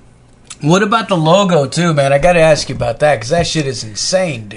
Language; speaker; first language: English; native; English